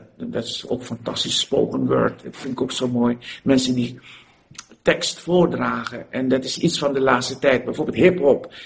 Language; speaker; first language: Dutch; native; Dutch